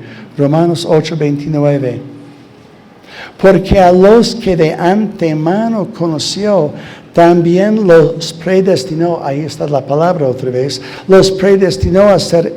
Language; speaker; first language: Spanish; non-native, fluent; English